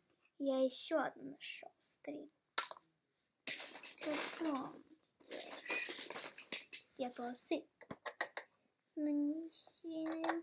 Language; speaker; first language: Russian; early bilingual, heritage; Russian